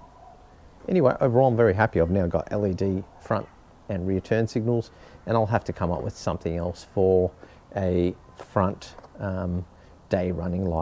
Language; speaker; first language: English; native; English